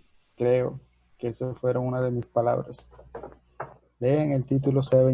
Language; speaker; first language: Spanish; native; Spanish